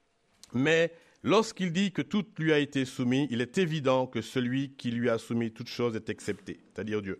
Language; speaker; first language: French; native; French